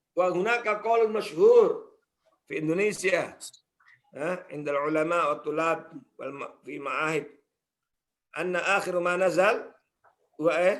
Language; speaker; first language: Arabic; non-native, fluent; Indonesian